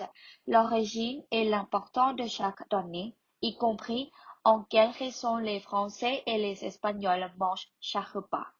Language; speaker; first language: French; non-native, learner; Thai